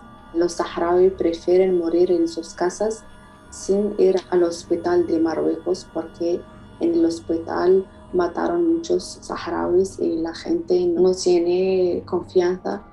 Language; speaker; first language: Spanish; non-native, fluent; Arabic